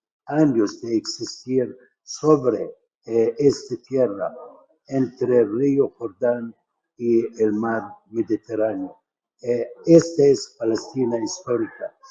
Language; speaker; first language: Spanish; non-native, fluent; Arabic